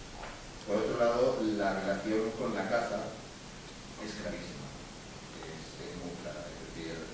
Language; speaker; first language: Spanish; native; Spanish